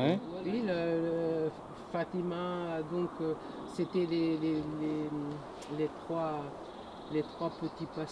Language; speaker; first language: French; non-native, fluent; Portuguese